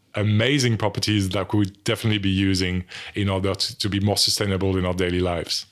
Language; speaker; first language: English; non-native, fluent; French